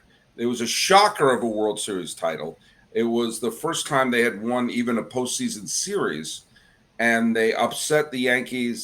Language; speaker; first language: English; native; English